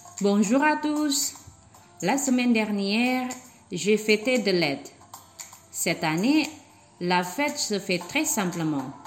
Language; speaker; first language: French; non-native, fluent; Indonesian